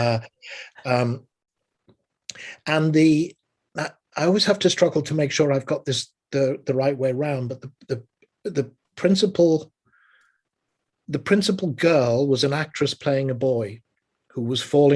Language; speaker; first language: English; native; English